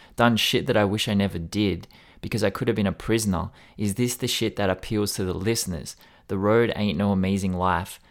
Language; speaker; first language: English; native; English